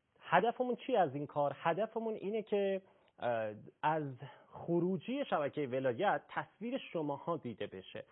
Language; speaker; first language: Persian; native; Persian